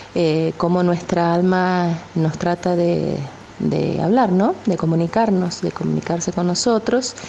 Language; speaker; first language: Spanish; native; Spanish